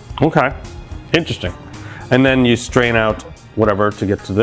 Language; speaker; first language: English; native; English